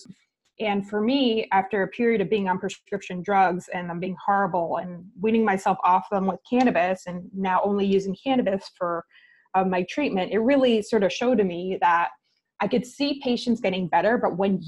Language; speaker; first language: English; native; English